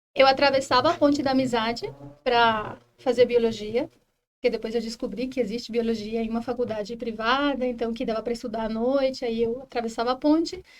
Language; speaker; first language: Portuguese; non-native, fluent; Spanish